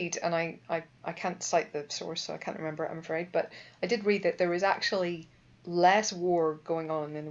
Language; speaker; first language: English; native; English